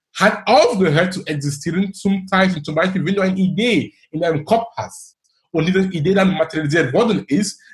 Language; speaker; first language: German; non-native, fluent; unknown